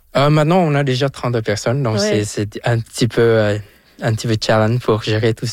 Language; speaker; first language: French; non-native, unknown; Vietnamese